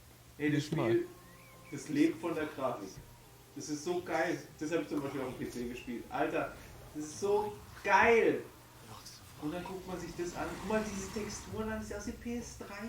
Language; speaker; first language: German; native; German